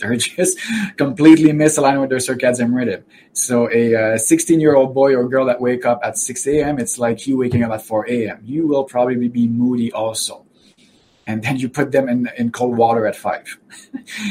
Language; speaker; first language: English; native; English